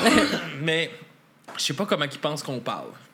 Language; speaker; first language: French; native; French